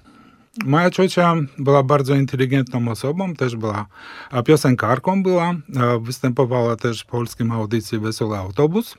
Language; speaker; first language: Polish; early bilingual, heritage; Polish